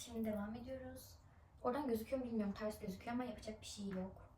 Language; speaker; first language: Turkish; early bilingual, other home language; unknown